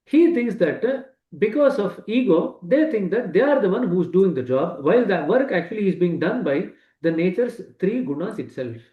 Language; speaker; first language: English; non-native, local second language; Kannada